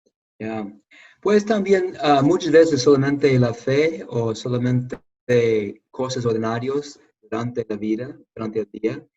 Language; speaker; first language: Spanish; non-native, fluent; English